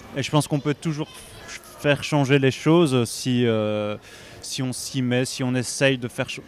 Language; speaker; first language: French; native; French